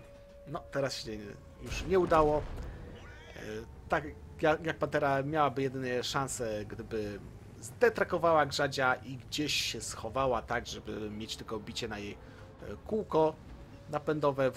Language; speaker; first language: Polish; native; Polish